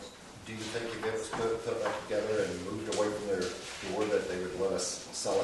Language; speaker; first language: English; native; English